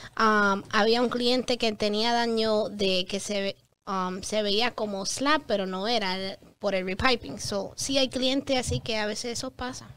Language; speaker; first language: Spanish; early bilingual, heritage; Spanish